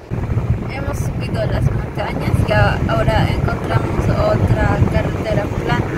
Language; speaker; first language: Spanish; non-native, fluent; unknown